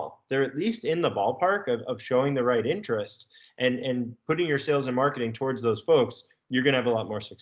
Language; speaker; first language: English; native; English